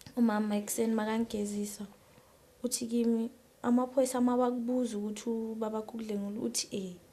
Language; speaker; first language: Zulu; native; Zulu